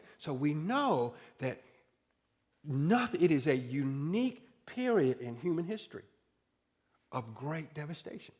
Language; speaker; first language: English; native; English